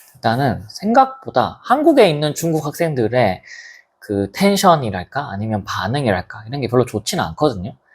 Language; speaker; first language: Korean; native; Korean